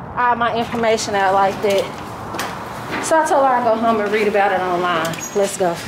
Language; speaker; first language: English; native; English